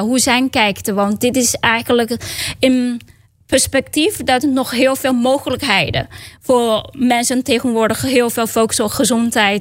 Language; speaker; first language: Dutch; non-native, learner; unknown